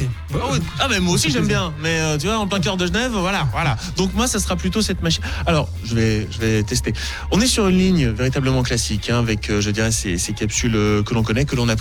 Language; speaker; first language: French; native; French